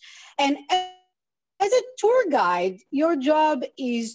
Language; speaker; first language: English; non-native, fluent; Hebrew